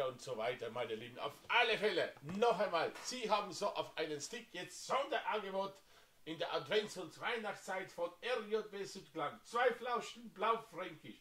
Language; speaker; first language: German; non-native, fluent; Slovenian